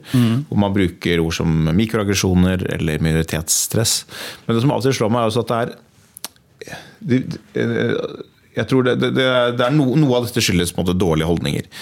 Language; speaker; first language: Norwegian; native; Norwegian